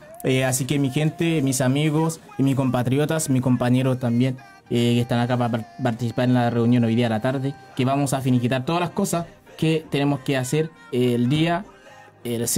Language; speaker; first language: Spanish; non-native, learner; Haitian Creole